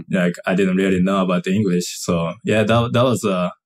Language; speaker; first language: English; non-native, fluent; Japanese